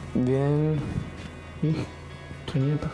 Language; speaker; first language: German; non-native, learner; Spanish